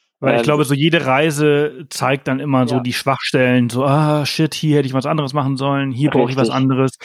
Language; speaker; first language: German; native; German